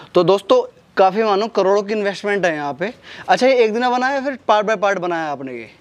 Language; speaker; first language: Hindi; native; Hindi